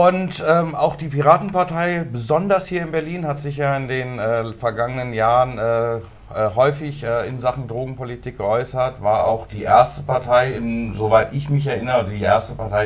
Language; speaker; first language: German; native; German